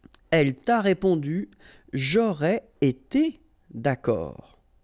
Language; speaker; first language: French; native; French